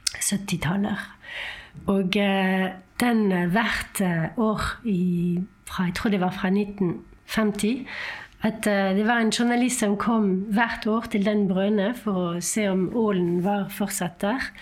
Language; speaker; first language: Norwegian; non-native, fluent; French